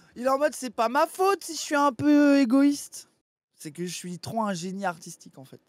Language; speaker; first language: French; native; French